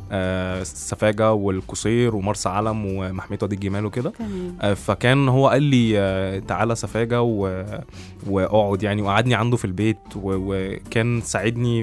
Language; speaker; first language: Arabic; native; Arabic